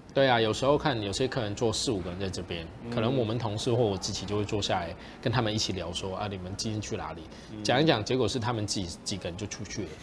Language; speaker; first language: Chinese; non-native, local second language; Cantonese